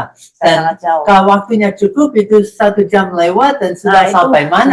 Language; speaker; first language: Indonesian; non-native, fluent; English